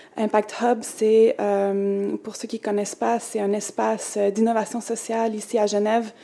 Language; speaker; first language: French; native; French